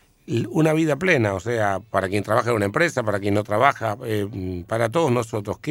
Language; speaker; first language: Spanish; native; Spanish